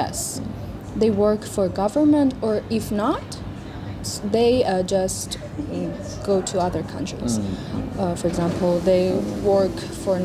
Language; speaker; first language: English; non-native, fluent; Persian